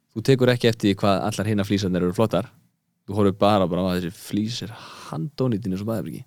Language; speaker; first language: Icelandic; early bilingual, heritage; Icelandic